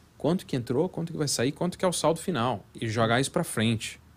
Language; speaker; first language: Portuguese; non-native, fluent; English